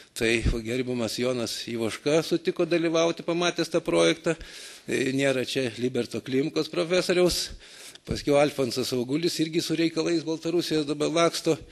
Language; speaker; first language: Lithuanian; native; Lithuanian